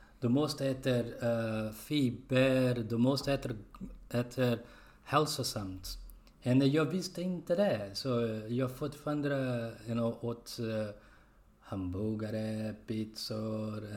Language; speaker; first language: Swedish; non-native, learner; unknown